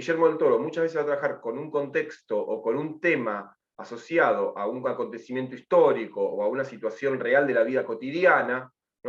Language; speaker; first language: Spanish; native; Spanish